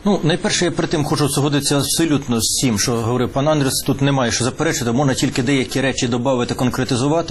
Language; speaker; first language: Ukrainian; native; Ukrainian